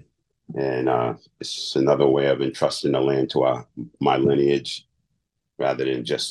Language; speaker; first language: English; native; English